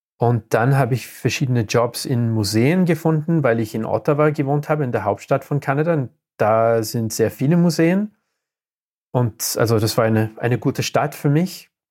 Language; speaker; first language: German; non-native, fluent; English